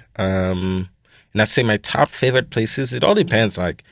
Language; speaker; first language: English; non-native, fluent; Haitian Creole